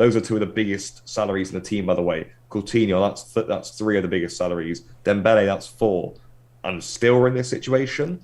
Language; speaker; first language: English; native; English